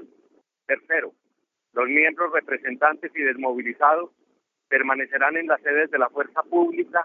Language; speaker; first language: Spanish; native; Spanish